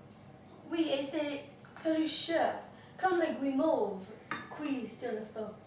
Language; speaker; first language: French; non-native, learner; English